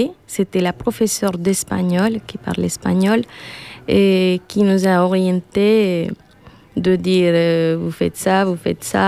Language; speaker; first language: French; non-native, learner; Spanish